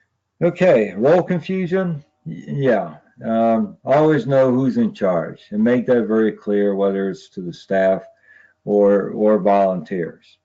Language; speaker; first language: English; native; English